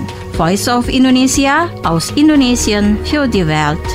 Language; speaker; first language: German; non-native, fluent; Indonesian